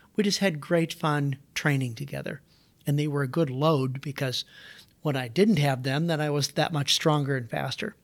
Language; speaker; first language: English; native; English